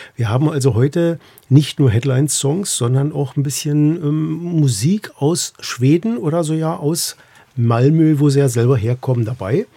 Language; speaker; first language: German; native; German